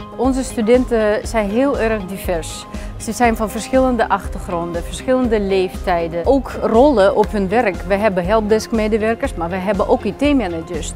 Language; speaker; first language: Dutch; non-native, fluent; Russian